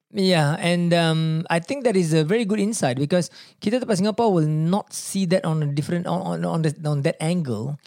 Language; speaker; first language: English; non-native, local second language; Malay